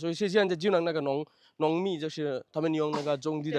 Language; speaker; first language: Chinese; non-native, fluent; Bangla